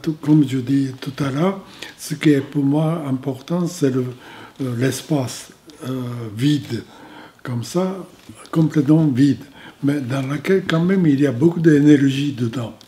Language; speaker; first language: French; non-native, fluent; Japanese